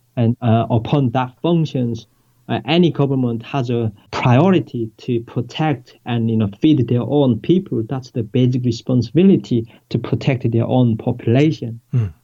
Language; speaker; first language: English; non-native, fluent; Korean